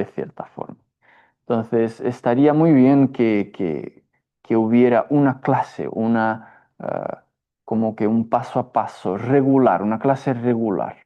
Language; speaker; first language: Spanish; non-native, fluent; Portuguese